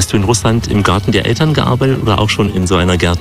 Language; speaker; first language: German; native; German